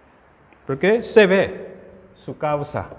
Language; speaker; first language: Spanish; non-native, fluent; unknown